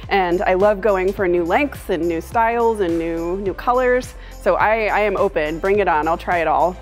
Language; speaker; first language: English; native; English